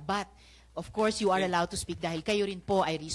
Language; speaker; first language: Filipino; native; Filipino